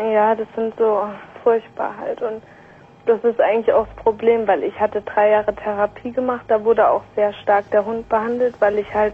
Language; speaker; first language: German; native; German